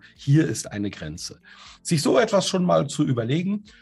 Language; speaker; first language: German; native; German